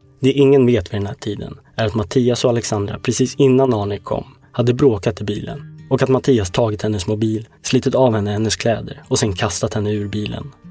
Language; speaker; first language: Swedish; native; Swedish